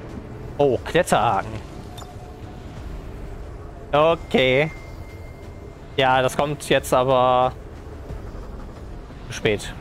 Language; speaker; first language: German; native; German